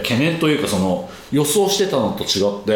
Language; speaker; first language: Japanese; native; Japanese